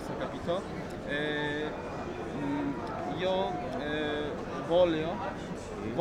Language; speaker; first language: Italian; non-native, learner; Polish